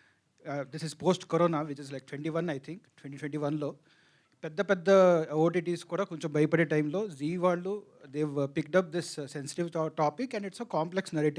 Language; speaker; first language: Telugu; native; Telugu